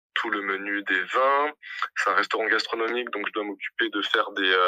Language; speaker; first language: French; native; French